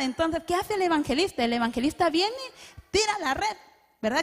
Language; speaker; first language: Spanish; native; Spanish